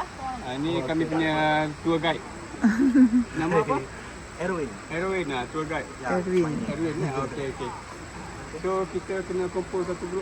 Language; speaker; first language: Malay; native; Malay